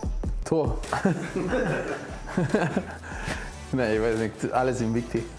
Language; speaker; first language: German; non-native, learner; Spanish